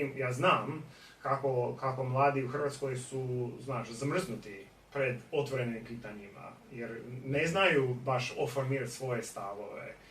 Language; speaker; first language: Bosnian; non-native, fluent; English